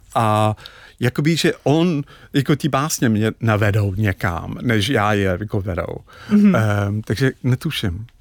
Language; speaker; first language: Czech; non-native, fluent; English